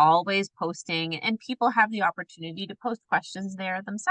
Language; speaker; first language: English; native; English